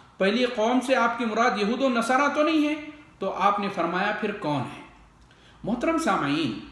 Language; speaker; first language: Urdu; native; Urdu